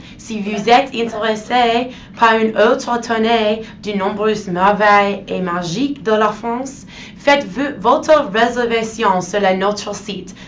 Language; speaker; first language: French; non-native, learner; English